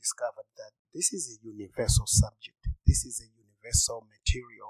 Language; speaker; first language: English; non-native, local second language; Shona